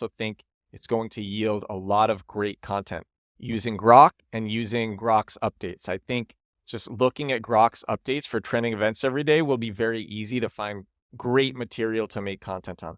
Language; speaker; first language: English; native; English